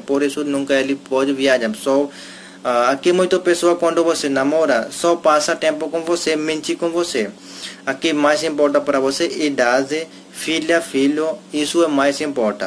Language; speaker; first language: Portuguese; non-native, learner; Hindi